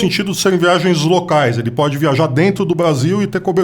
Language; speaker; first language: Portuguese; native; Portuguese